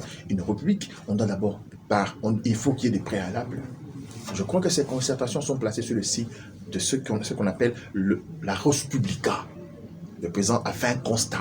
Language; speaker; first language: French; non-native, local second language; Lingala